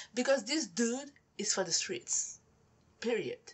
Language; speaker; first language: English; non-native, local second language; French